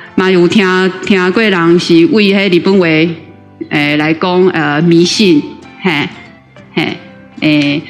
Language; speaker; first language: Chinese; native; Chinese